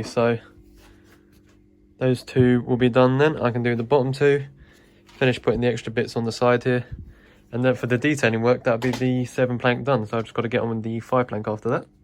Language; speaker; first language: English; native; English